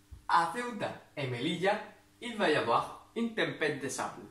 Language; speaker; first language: French; non-native, learner; Spanish